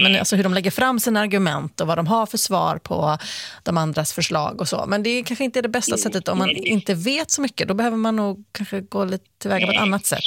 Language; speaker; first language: Swedish; native; Swedish